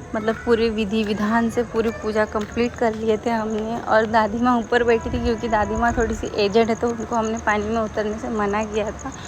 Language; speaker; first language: Hindi; native; Hindi